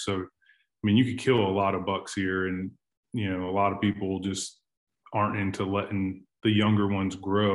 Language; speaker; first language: English; native; English